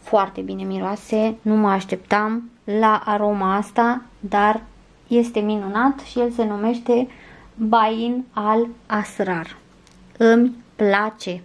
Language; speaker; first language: Romanian; native; Romanian